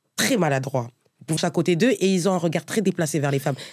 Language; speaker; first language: French; native; French